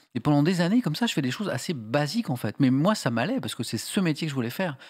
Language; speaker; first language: French; native; French